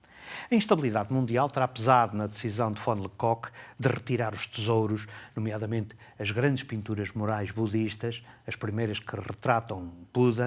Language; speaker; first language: Portuguese; native; Portuguese